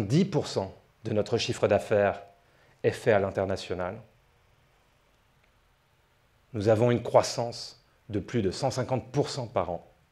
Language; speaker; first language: French; native; French